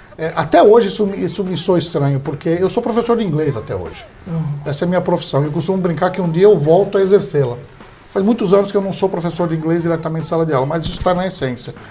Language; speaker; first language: Portuguese; early bilingual, heritage; English